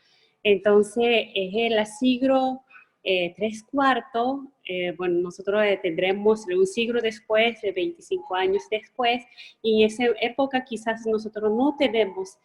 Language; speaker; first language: Spanish; non-native, fluent; Japanese